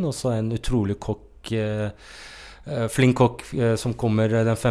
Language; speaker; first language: Norwegian; non-native, fluent; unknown